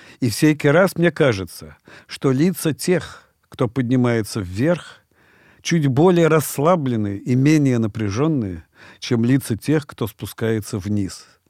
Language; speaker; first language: Russian; native; Russian